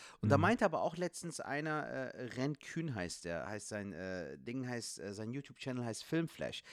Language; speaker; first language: German; native; German